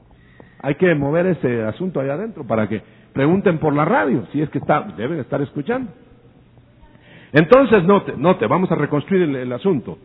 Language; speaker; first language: Spanish; native; Spanish